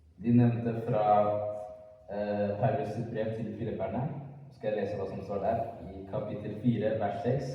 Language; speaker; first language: Norwegian; early bilingual, other home language; Amharic